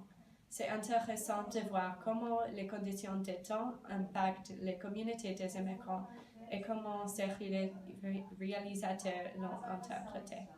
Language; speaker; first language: French; non-native, learner; English